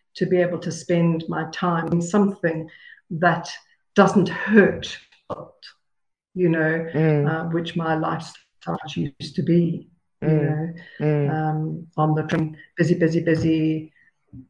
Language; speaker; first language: English; native; English